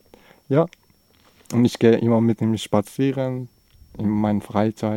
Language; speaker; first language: German; non-native, learner; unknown